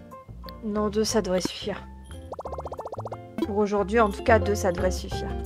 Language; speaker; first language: French; native; French